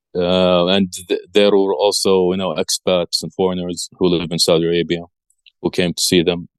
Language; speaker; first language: English; early bilingual, other home language; Arabic